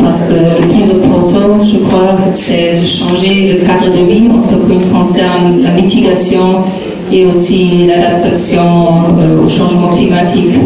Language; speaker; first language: French; non-native, fluent; German